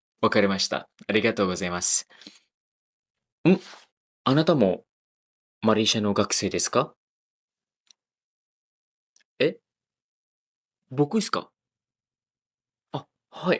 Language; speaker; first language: Japanese; non-native, learner; Malay